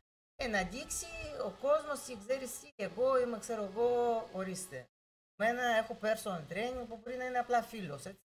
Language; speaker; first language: Greek; non-native, learner; Russian